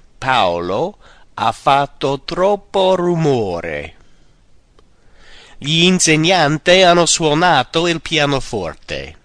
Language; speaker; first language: Italian; non-native, fluent; English